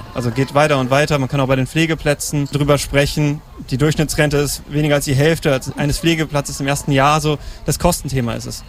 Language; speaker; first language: German; native; German